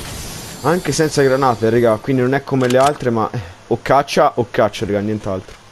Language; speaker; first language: Italian; native; Italian